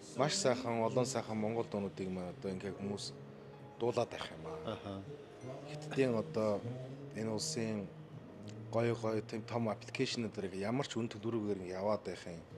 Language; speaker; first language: Mongolian; native; Mongolian